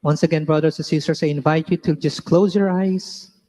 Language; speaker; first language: English; non-native, local second language; Filipino